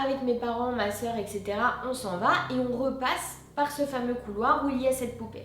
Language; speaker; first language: French; native; French